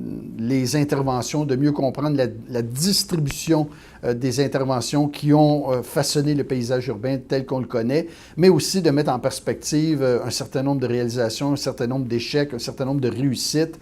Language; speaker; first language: French; native; French